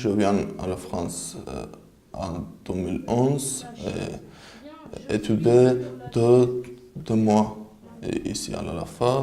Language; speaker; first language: French; non-native, learner; Armenian